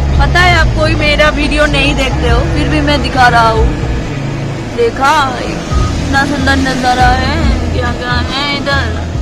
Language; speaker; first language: Hindi; non-native, local second language; Bangla